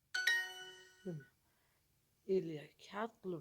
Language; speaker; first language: French; non-native, learner; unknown